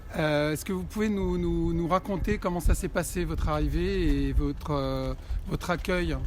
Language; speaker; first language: French; native; French